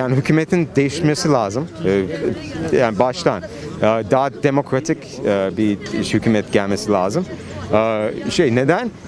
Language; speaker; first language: Turkish; non-native, fluent; English